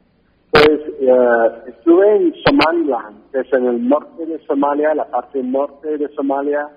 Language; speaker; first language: Spanish; non-native, fluent; French